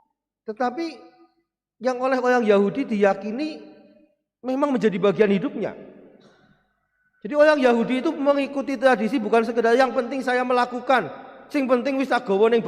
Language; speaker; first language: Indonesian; non-native, local second language; Javanese